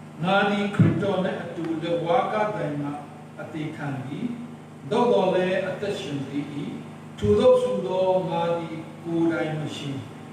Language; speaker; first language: Burmese; non-native, local second language; Tedim Chin